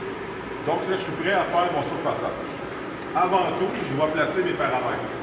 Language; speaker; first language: French; native; French